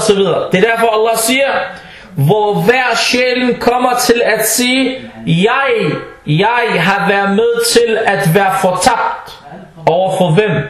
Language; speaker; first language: Danish; non-native, fluent; Arabic